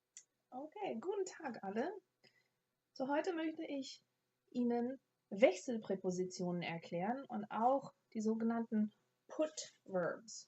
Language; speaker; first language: German; non-native, fluent; English